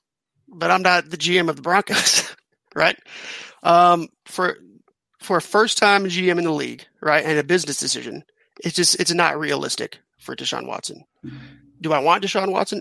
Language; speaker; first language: English; native; English